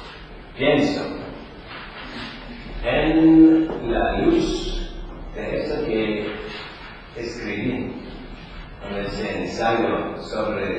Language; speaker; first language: Spanish; non-native, fluent; Polish